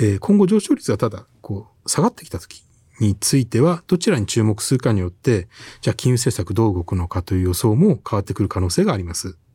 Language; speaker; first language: Japanese; native; Japanese